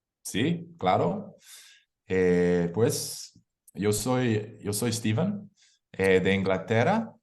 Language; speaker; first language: Spanish; non-native, learner; English